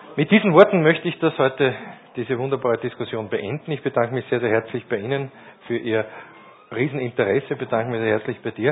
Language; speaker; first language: German; native; German